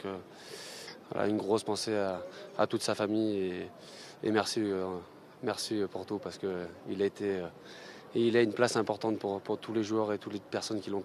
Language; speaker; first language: French; native; French